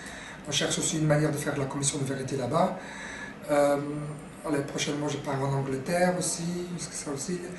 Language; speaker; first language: French; non-native, fluent; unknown